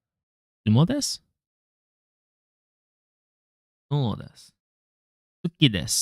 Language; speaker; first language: Japanese; non-native, learner; English